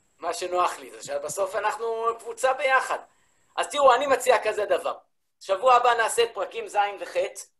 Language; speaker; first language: Hebrew; early bilingual, other home language; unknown